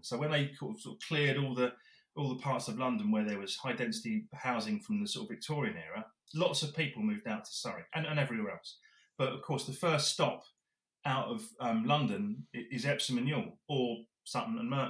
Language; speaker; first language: English; native; English